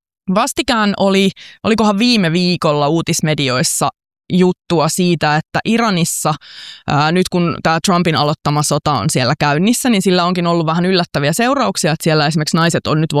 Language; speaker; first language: Finnish; native; Finnish